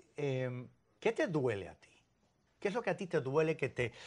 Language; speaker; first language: Spanish; early bilingual, heritage; Spanish